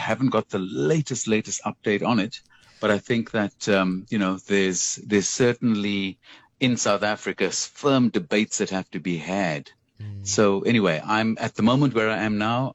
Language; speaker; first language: English; native; English